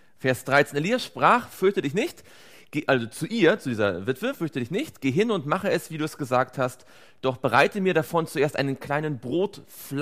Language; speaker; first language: German; native; German